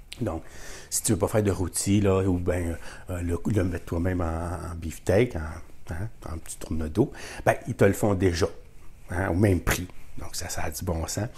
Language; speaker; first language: French; native; French